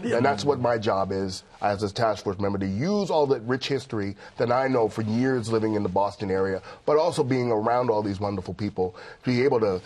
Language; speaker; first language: English; native; English